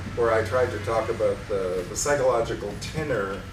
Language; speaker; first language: English; native; English